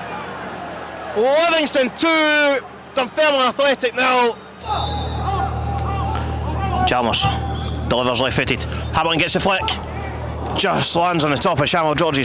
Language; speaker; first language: English; native; English